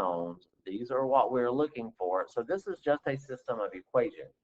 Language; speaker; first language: English; native; English